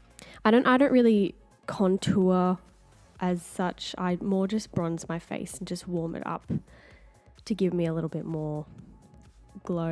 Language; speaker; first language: English; native; English